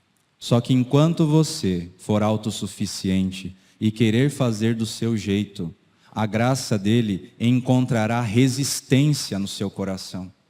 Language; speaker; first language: Portuguese; native; Portuguese